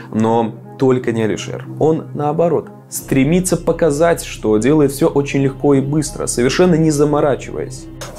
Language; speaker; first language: Russian; native; Russian